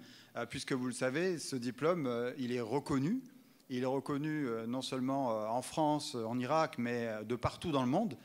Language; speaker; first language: French; native; French